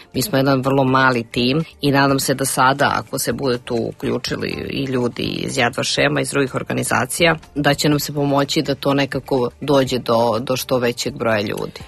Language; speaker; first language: Serbian; native; Serbian